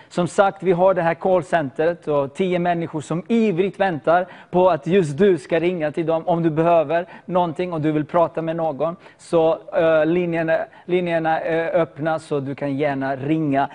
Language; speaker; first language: Swedish; non-native, fluent; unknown